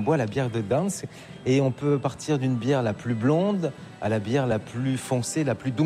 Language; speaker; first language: French; native; French